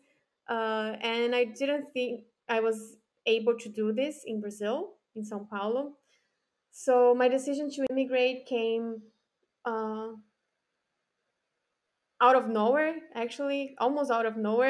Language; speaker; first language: English; non-native, fluent; Portuguese